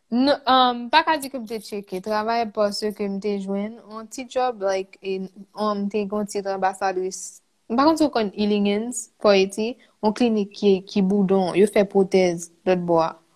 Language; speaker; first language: French; non-native, local second language; Haitian Creole